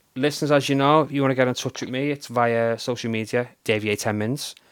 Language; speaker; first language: English; native; English